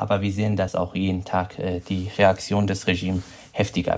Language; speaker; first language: German; non-native, fluent; Kurdish